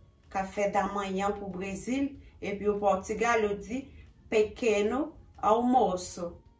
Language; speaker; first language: French; non-native, local second language; Haitian Creole